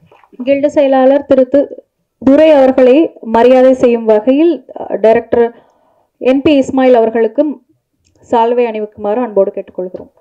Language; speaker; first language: Tamil; native; Tamil